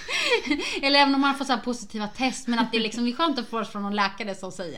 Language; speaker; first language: Swedish; native; Swedish